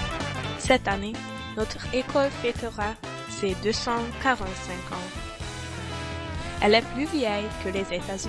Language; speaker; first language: French; non-native, learner; Hungarian